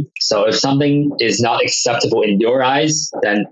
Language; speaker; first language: English; non-native, local second language; Cantonese